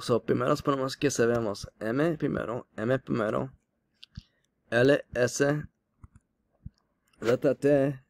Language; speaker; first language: Spanish; non-native, learner; English